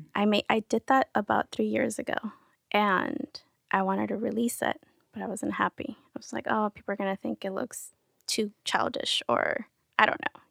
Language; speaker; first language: English; early bilingual, other home language; Spanish